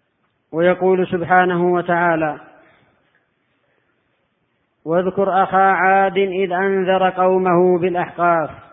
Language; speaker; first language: Arabic; native; Arabic